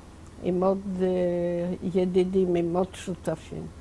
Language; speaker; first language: Hebrew; non-native, fluent; Yiddish